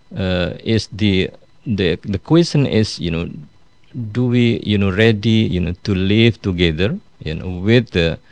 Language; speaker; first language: English; non-native, fluent; Indonesian